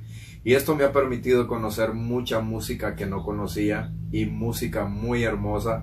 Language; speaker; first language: Spanish; native; Spanish